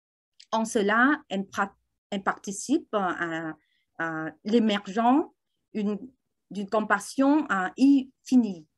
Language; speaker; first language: French; non-native, learner; Vietnamese